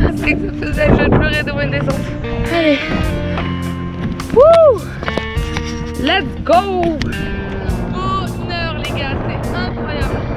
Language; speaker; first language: French; native; French